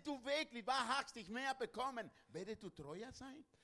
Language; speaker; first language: German; non-native, learner; Spanish